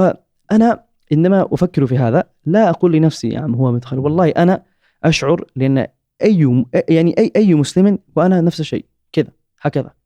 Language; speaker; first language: Arabic; non-native, learner; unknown